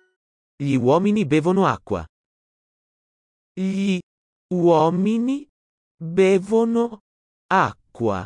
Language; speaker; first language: Italian; non-native, learner; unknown